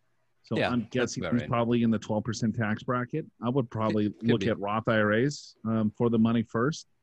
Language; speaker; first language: English; native; English